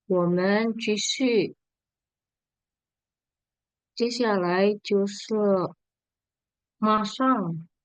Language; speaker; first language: Chinese; non-native, fluent; Indonesian